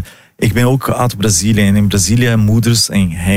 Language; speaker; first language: Dutch; non-native, learner; Portuguese